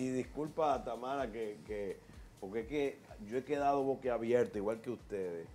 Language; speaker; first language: Spanish; native; Spanish